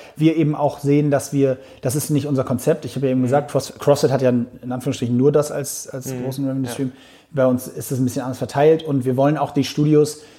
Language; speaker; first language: German; native; German